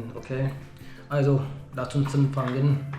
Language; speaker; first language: German; non-native, learner; Hindi